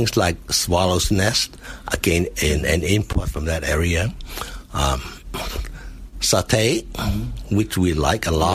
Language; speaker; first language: English; non-native, local second language; Cantonese